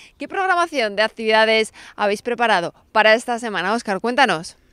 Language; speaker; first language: Spanish; native; Spanish